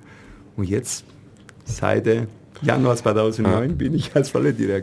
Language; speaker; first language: German; non-native, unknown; Italian